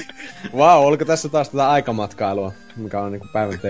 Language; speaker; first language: Finnish; native; Finnish